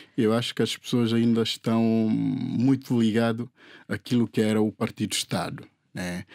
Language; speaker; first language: Portuguese; non-native, local second language; Upper Guinea Crioulo